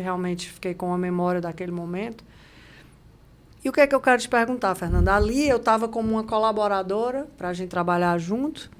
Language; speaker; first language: Portuguese; native; Portuguese